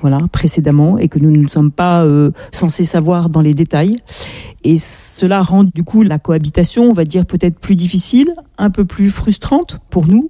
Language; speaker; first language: French; native; French